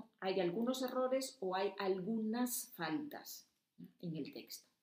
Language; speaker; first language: Spanish; non-native, fluent; German